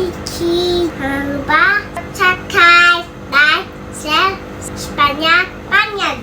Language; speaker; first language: Indonesian; early bilingual, heritage; Indonesian